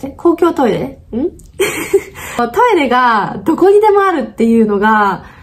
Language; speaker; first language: Japanese; non-native, fluent; German